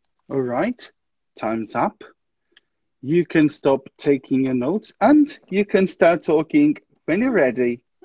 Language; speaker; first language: English; non-native, fluent; Portuguese